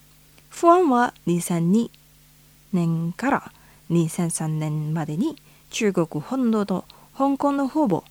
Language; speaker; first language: Japanese; non-native, fluent; Indonesian